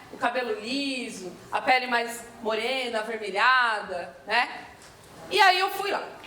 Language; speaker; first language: Portuguese; native; Portuguese